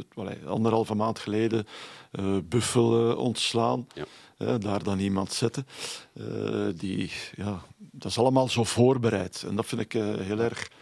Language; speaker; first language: Dutch; native; Dutch